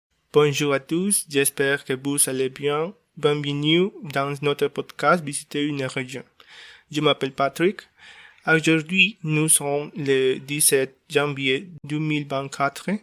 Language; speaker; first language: French; non-native, learner; Spanish